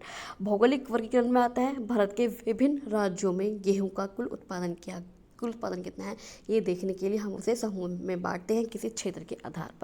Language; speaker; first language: Hindi; native; Hindi